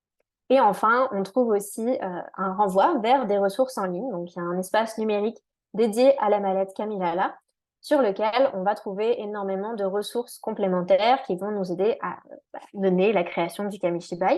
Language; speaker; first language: French; native; French